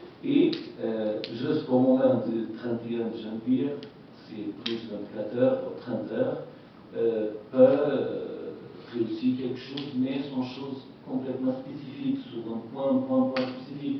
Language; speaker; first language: French; non-native, learner; Portuguese